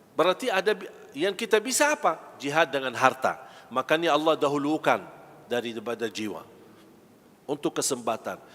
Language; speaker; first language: Malay; non-native, fluent; Arabic